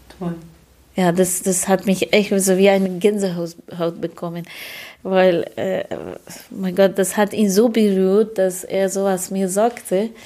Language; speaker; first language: German; non-native, fluent; Persian